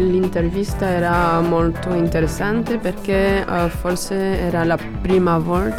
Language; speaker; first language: Italian; non-native, learner; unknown